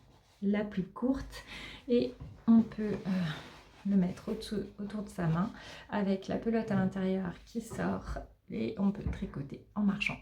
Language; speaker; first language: French; native; French